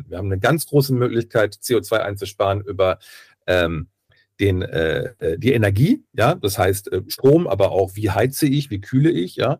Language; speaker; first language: German; native; German